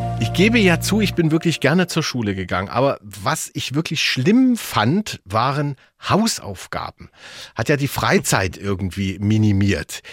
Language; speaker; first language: German; native; German